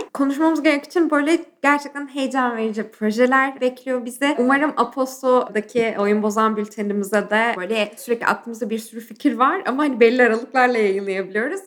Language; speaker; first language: Turkish; native; Turkish